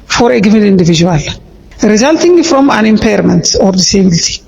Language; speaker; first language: English; non-native, local second language; Amharic